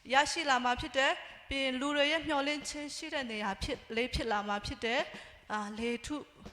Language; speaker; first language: Burmese; non-native, local second language; Hakha Chin